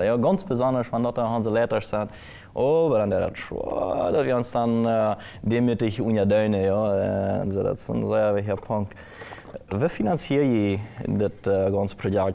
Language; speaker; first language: German; non-native, local second language; Plautdietsch